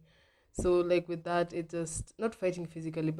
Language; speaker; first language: English; non-native, local second language; Swahili